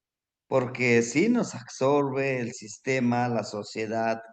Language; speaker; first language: Spanish; native; Spanish